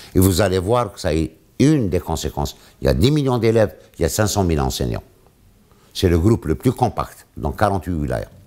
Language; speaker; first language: French; non-native, local second language; Arabic